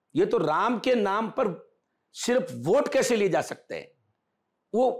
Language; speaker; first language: Hindi; native; Hindi